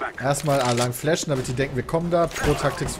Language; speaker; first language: German; native; German